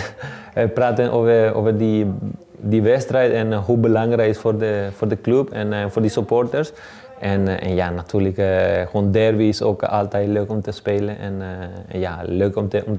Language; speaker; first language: Dutch; non-native, learner; Spanish